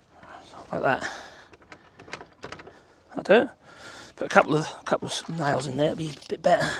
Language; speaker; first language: English; native; English